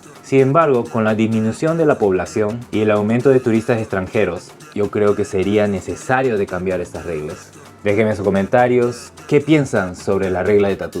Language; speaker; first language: Spanish; native; Spanish